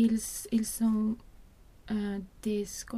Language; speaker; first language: French; non-native, learner; Swedish